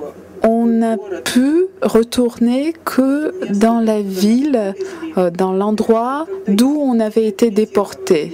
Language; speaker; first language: French; non-native, fluent; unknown